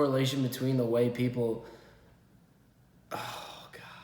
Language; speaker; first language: English; native; English